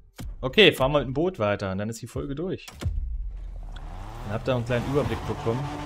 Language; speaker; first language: German; native; German